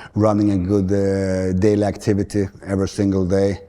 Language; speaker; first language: English; non-native, fluent; Swedish